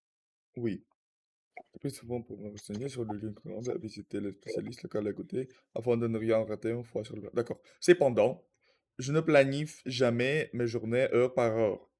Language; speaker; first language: French; non-native, learner; Russian